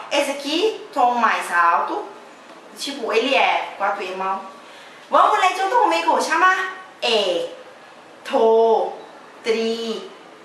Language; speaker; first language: Portuguese; non-native, learner; Thai